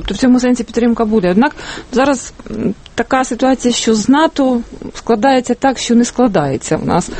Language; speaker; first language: Ukrainian; native; Ukrainian